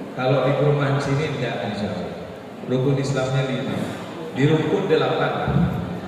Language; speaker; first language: Indonesian; non-native, local second language; Madurese